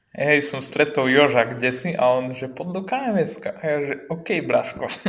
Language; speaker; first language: Slovak; native; Slovak